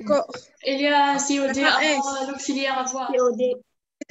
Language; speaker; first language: French; non-native, local second language; Arabic